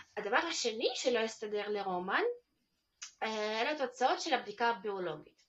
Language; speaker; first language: Hebrew; early bilingual, other home language; Russian